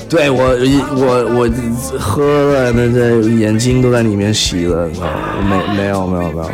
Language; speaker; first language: Chinese; early bilingual, heritage; Chinese